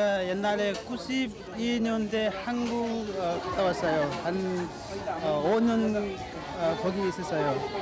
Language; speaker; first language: Korean; non-native, learner; Nepali